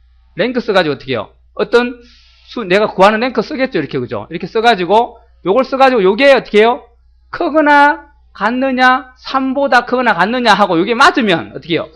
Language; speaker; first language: Korean; native; Korean